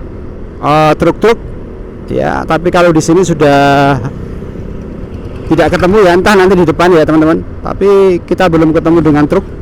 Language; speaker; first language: Indonesian; non-native, local second language; Javanese